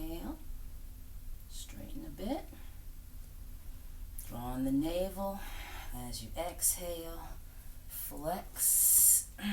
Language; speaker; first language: English; native; English